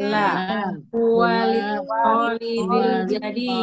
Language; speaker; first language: Arabic; non-native, learner; Indonesian